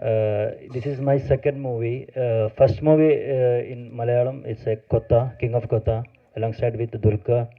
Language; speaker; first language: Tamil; non-native, learner; Malayalam